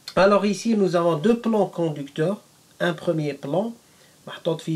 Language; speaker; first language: French; non-native, local second language; Arabic